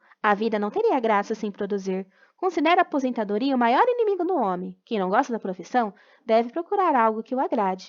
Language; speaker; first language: Portuguese; native; Portuguese